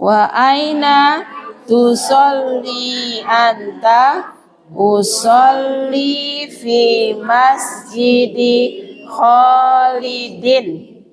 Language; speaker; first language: Arabic; non-native, fluent; Indonesian